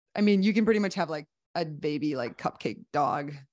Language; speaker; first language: English; native; English